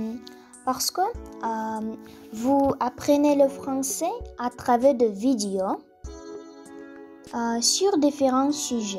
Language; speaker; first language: French; non-native, fluent; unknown